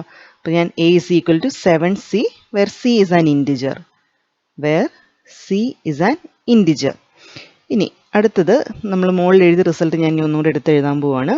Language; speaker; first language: Malayalam; native; Malayalam